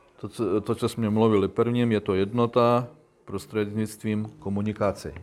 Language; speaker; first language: Czech; non-native, learner; Russian